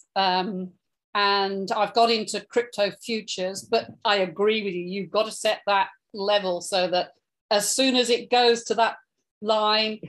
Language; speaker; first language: English; native; English